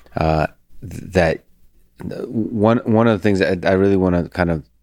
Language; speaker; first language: English; early bilingual, other home language; Russian